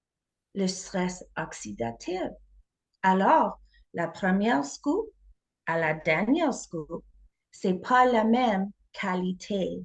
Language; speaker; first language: French; non-native, learner; English